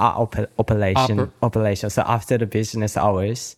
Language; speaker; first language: English; non-native, learner; Japanese